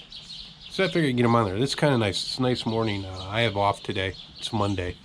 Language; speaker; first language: English; native; English